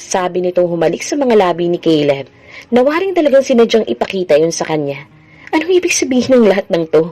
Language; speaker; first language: Filipino; native; Filipino